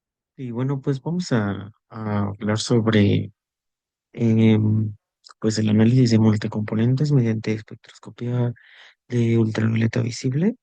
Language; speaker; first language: Spanish; native; Spanish